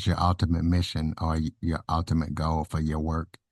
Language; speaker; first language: English; native; English